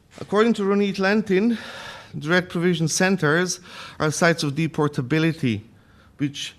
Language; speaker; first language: English; non-native, fluent; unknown